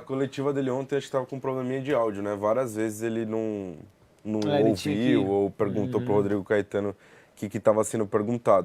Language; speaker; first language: Portuguese; native; Portuguese